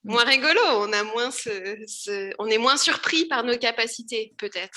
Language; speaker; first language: French; native; French